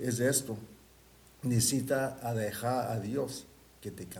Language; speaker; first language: Spanish; early bilingual, heritage; Spanish